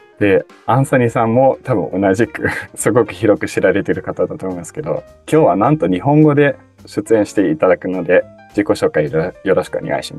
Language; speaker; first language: Japanese; native; Japanese